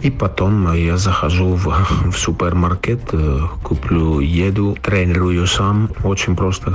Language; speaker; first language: Russian; non-native, fluent; Finnish